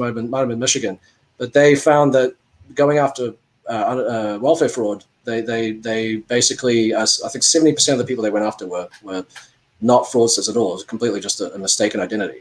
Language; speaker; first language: English; native; English